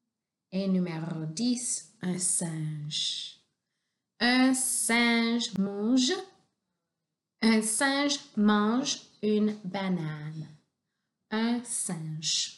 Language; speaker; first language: French; non-native, local second language; English